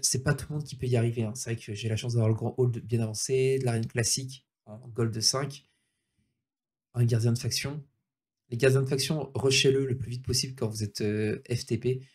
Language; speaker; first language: French; native; French